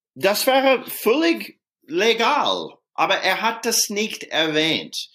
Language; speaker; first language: German; non-native, fluent; English